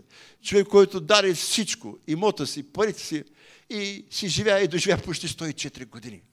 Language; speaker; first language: Bulgarian; native; Bulgarian